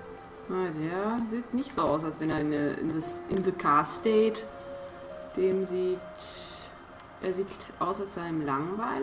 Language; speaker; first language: German; native; German